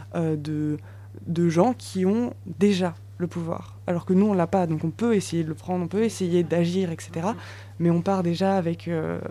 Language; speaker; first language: French; native; French